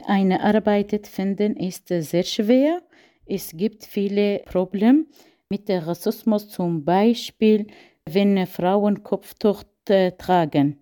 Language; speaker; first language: German; non-native, learner; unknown